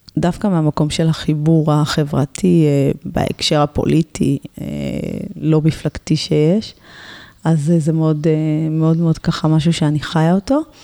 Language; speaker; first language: Hebrew; native; Hebrew